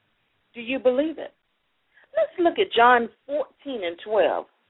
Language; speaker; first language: English; native; English